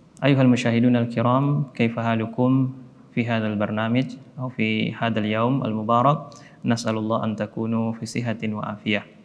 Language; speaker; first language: Arabic; non-native, fluent; Indonesian